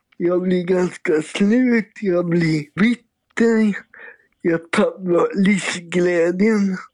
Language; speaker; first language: Swedish; native; Swedish